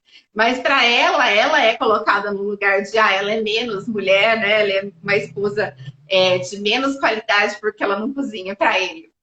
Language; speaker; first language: Portuguese; native; Portuguese